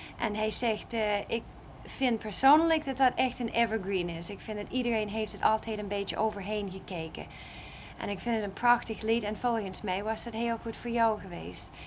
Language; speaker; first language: Dutch; non-native, fluent; English